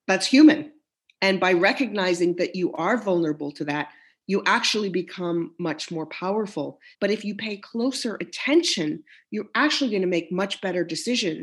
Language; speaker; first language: English; native; English